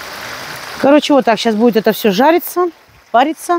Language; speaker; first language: Russian; native; Russian